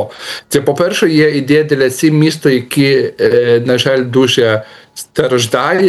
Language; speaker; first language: Ukrainian; non-native, learner; Lithuanian